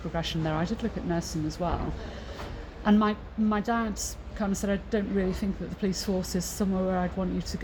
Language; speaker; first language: English; native; English